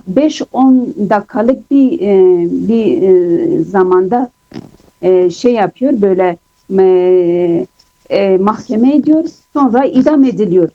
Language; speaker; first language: Turkish; non-native, fluent; Kurdish